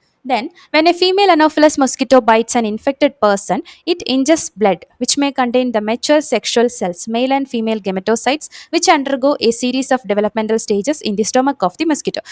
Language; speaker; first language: English; non-native, local second language; Malayalam